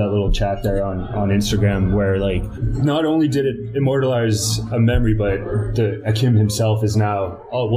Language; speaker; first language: English; native; English